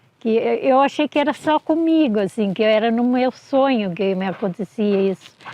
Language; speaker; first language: Portuguese; non-native, local second language; Low German